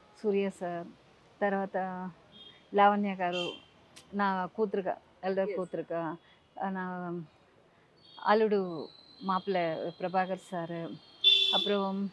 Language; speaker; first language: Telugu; non-native, local second language; Tamil